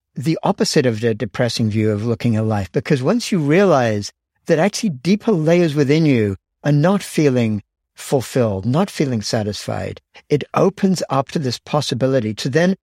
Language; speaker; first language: English; native; English